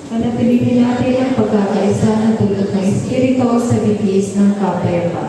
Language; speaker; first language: Filipino; native; Filipino